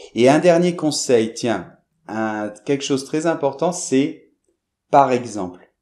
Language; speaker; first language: French; native; French